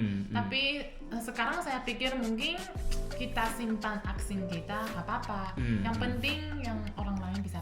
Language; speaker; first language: Indonesian; non-native, fluent; Chinese